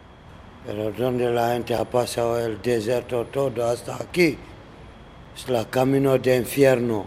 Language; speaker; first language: Spanish; non-native, learner; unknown